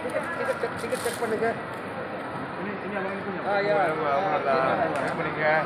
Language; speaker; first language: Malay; non-native, local second language; Tamil